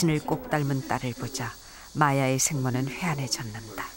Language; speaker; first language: Korean; native; Korean